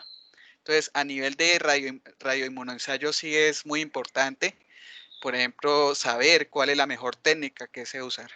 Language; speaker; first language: Spanish; native; Spanish